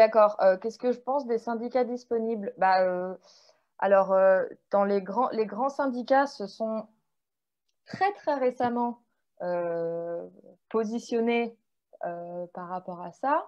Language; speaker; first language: French; native; French